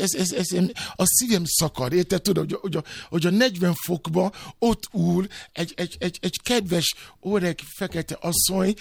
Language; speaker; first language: Hungarian; non-native, fluent; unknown